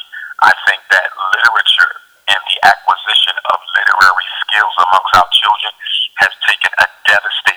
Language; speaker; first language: English; native; English